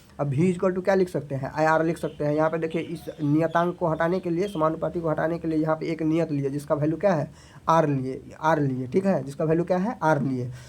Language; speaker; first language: Hindi; native; Hindi